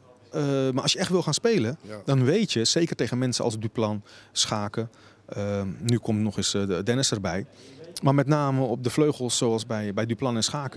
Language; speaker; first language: Dutch; native; Dutch